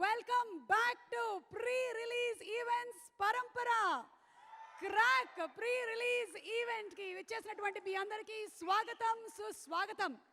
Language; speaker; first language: Telugu; native; Telugu